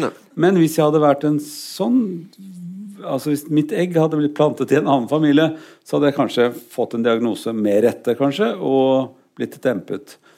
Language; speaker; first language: Norwegian; native; Norwegian